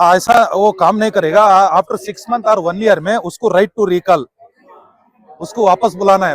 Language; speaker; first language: Hindi; non-native, local second language; Kannada